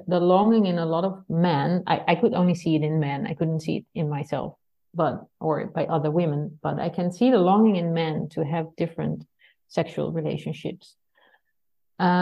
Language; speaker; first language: English; non-native, fluent; Dutch